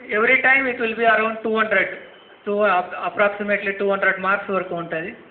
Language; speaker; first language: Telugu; non-native, local second language; Kannada